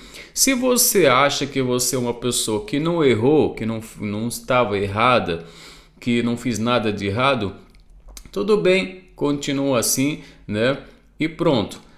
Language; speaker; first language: Portuguese; non-native, fluent; Arabic